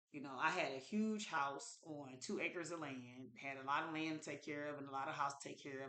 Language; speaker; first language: English; native; English